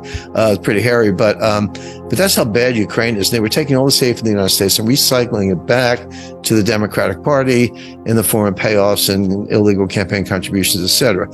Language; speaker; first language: English; native; English